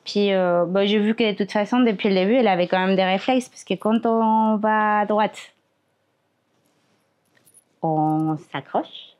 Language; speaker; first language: French; native; French